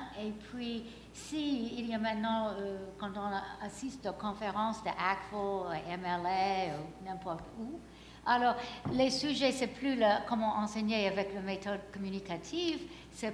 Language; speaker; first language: French; non-native, fluent; English